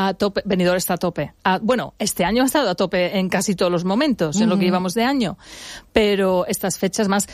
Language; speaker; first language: Spanish; non-native, fluent; English